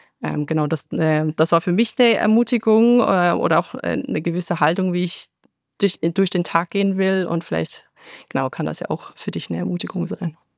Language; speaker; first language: German; native; German